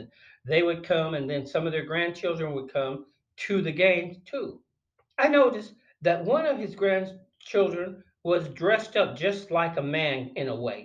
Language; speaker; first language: English; native; English